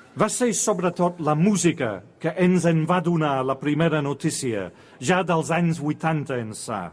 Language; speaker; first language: Catalan; non-native, fluent; English